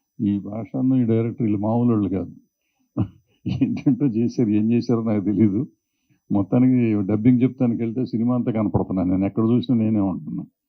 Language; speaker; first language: Telugu; native; Telugu